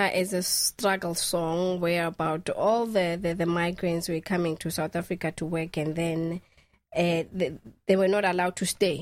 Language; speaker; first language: English; non-native, local second language; Southern Sotho